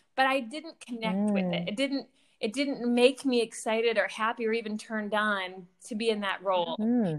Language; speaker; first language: English; native; English